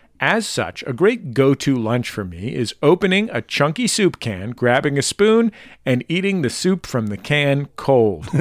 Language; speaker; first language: English; native; English